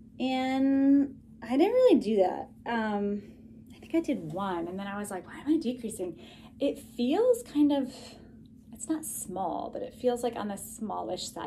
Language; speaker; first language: English; native; English